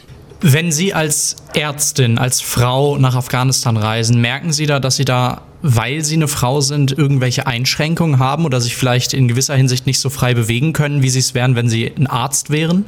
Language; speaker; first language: German; native; German